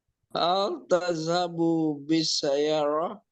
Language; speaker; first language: Arabic; non-native, learner; Indonesian